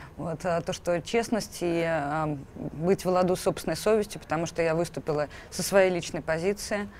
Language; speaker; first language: Russian; native; Russian